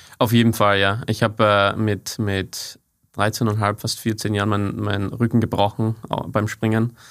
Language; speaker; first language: German; non-native, fluent; English